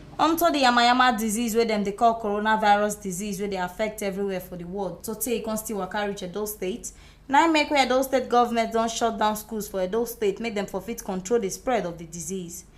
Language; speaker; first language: Nigerian Pidgin; native; Nigerian Pidgin